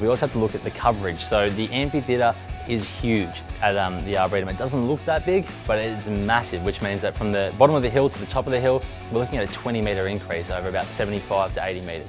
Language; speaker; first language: English; native; English